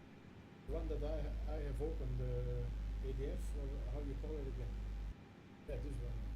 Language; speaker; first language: English; non-native, learner; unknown